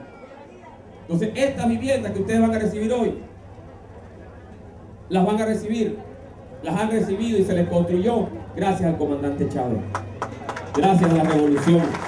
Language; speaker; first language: Spanish; native; Spanish